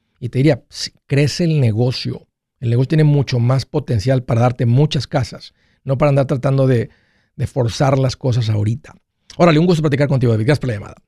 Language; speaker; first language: Spanish; native; Spanish